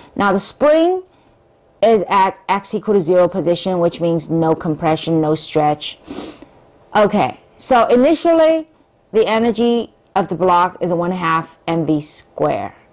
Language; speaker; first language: English; non-native, fluent; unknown